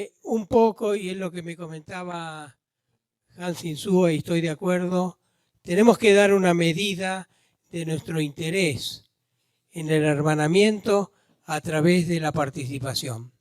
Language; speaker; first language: Spanish; native; Spanish